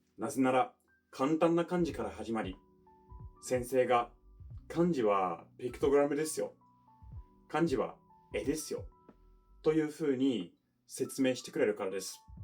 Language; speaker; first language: Japanese; non-native, fluent; English